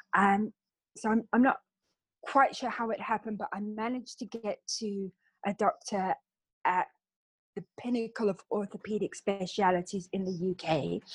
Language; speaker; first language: English; native; English